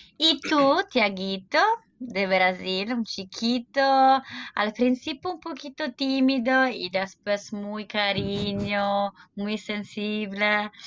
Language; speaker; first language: Spanish; non-native, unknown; Italian